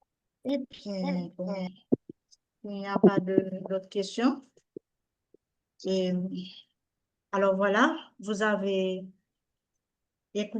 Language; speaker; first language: French; non-native, local second language; Haitian Creole